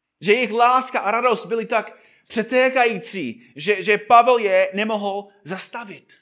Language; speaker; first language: Czech; non-native, fluent; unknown